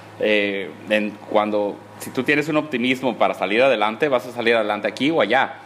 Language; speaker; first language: Spanish; early bilingual, heritage; Spanish